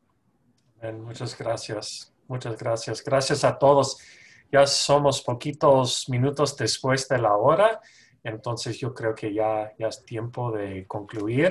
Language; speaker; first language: Spanish; non-native, fluent; English